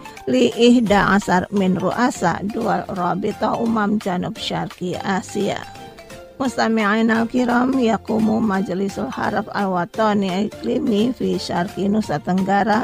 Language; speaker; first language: Arabic; non-native, fluent; Indonesian